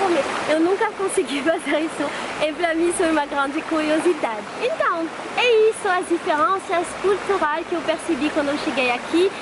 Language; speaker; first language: Portuguese; non-native, fluent; French